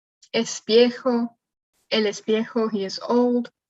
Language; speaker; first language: Spanish; non-native, learner; English